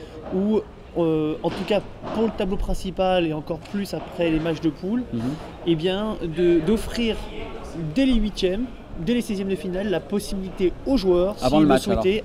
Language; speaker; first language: French; native; French